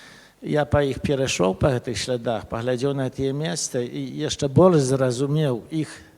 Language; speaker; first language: Polish; early bilingual, other home language; Belarusian